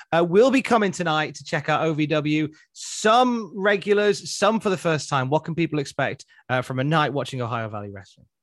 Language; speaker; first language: English; native; English